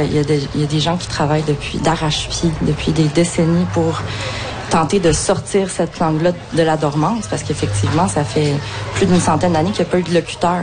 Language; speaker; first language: French; native; French